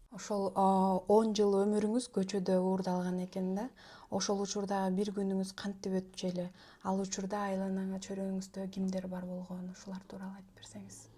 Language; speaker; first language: Kyrgyz; native; Kyrgyz